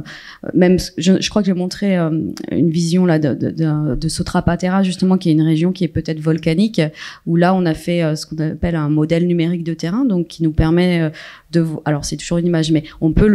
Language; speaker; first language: French; native; French